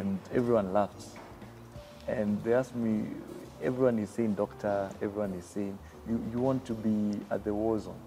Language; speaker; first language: English; non-native, local second language; Kamba